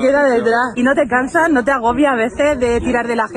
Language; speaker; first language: Spanish; native; Spanish